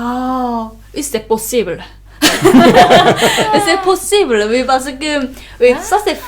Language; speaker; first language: French; non-native, learner; Korean